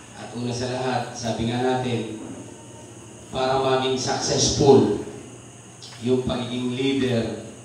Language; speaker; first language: Filipino; native; Filipino